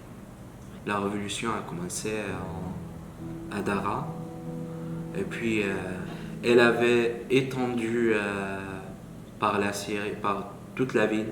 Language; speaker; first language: French; non-native, learner; Arabic